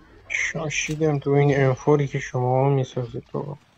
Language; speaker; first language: English; non-native, learner; Persian